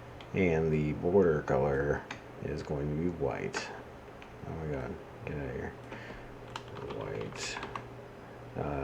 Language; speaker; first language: English; native; English